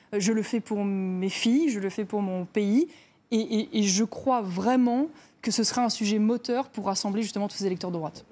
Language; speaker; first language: French; native; French